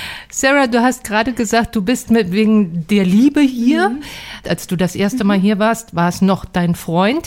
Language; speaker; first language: German; native; German